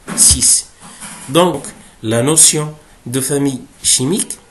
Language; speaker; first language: French; non-native, local second language; Arabic